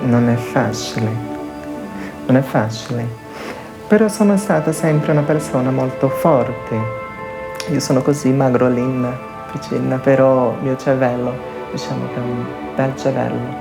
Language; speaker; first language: Italian; non-native, fluent; Portuguese